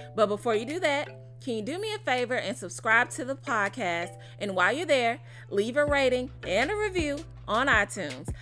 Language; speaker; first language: English; native; English